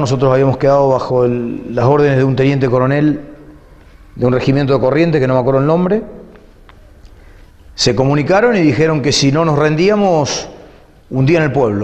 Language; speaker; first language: Spanish; native; Spanish